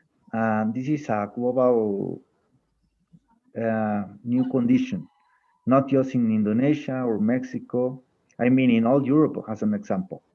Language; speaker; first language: English; non-native, fluent; Spanish